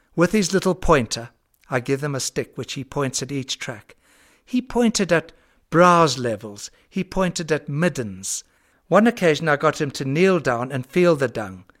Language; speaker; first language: English; native; English